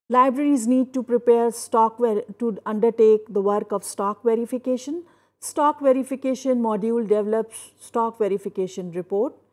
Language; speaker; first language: English; non-native, local second language; Hindi